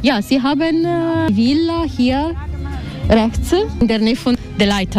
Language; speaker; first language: German; non-native, learner; Italian